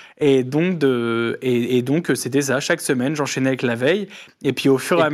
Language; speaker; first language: French; native; French